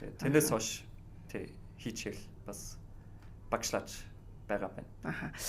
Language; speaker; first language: Mongolian; non-native, fluent; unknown